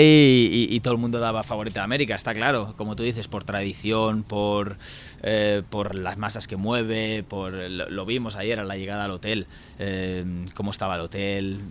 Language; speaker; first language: Spanish; native; Spanish